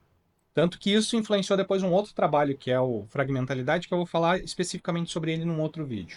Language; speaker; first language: Portuguese; native; Portuguese